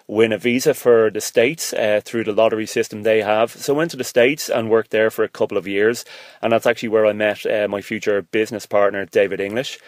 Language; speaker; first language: English; native; English